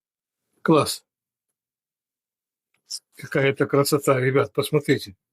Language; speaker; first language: Russian; native; Russian